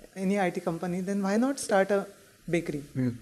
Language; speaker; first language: English; non-native, local second language; Marathi